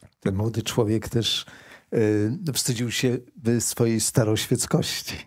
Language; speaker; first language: Polish; native; Polish